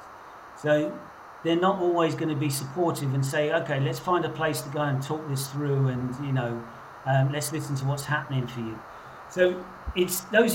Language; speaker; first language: English; native; English